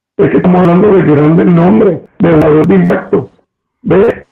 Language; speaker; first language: Spanish; native; Spanish